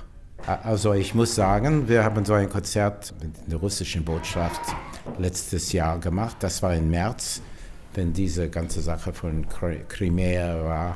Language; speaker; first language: German; non-native, fluent; English